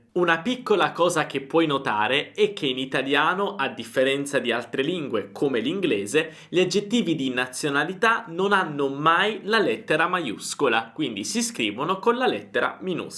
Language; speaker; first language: Italian; native; Italian